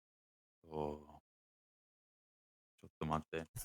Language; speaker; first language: Japanese; non-native, learner; English